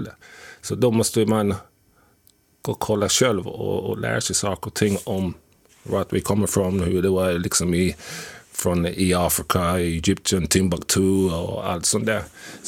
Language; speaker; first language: Swedish; non-native, fluent; English